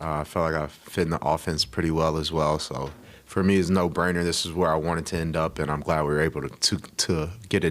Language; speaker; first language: English; native; English